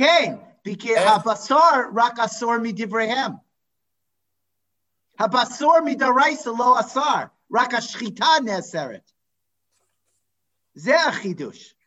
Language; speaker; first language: Hebrew; non-native, fluent; English